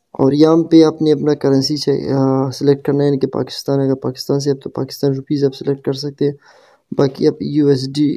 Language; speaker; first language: Urdu; non-native, local second language; Baluchi